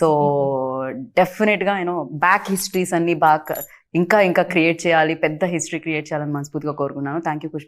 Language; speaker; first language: Telugu; native; Telugu